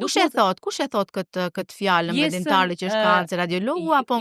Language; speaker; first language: Albanian; native; Albanian